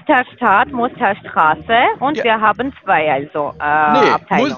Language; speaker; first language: German; non-native, learner; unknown